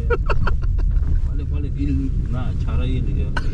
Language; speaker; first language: Korean; non-native, learner; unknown